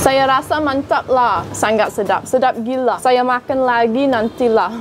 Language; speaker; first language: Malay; non-native, learner; English